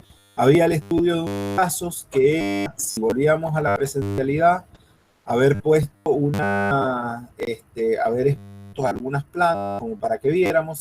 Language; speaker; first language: Spanish; native; Spanish